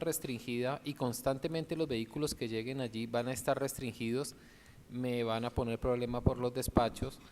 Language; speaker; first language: Spanish; native; Spanish